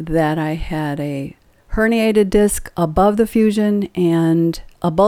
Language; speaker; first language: English; native; English